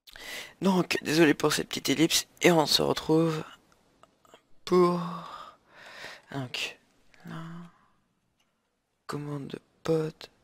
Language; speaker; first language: French; native; French